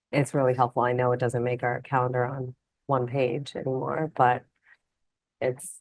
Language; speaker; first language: English; non-native, local second language; Malayalam